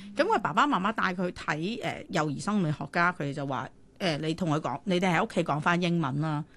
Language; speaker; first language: Cantonese; non-native, local second language; Chinese